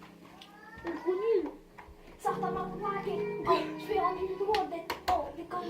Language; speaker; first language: French; native; French